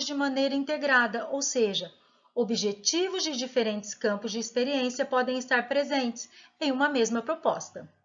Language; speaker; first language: Portuguese; native; Portuguese